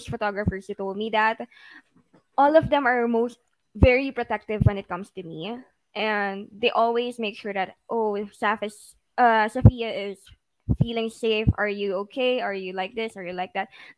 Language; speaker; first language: English; non-native, local second language; Filipino